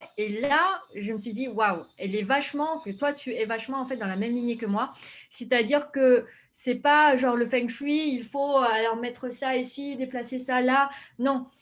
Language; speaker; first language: French; non-native, fluent; Vietnamese